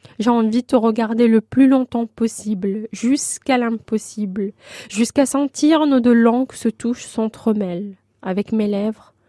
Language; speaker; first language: French; non-native, local second language; Arabic